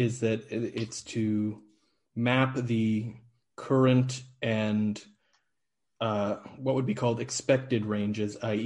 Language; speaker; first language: English; native; English